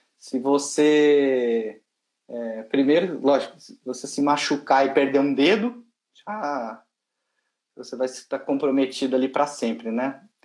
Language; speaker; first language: Portuguese; native; Portuguese